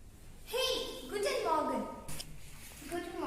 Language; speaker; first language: German; non-native, learner; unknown